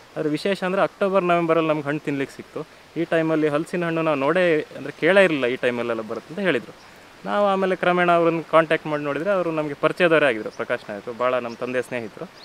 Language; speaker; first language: Kannada; native; Kannada